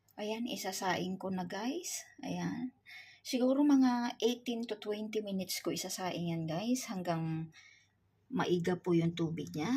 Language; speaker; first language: Filipino; non-native, local second language; Iloko